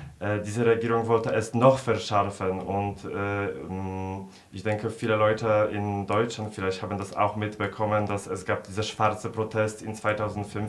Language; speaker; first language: German; non-native, fluent; Polish